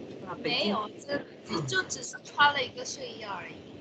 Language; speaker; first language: Chinese; native; Chinese